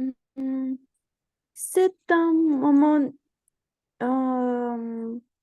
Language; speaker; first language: French; non-native, learner; Spanish